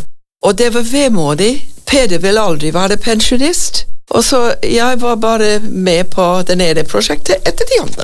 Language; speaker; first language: Norwegian; non-native, fluent; English